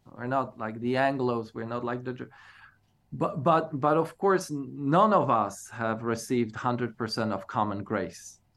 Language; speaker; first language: English; non-native, fluent; Polish